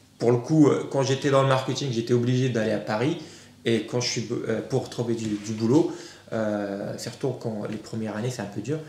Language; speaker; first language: French; non-native, local second language; Arabic